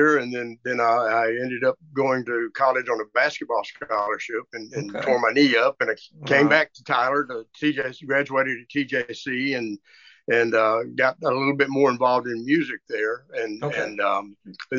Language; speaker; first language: English; native; English